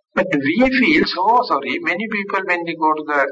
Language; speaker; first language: English; non-native, local second language; Sinhala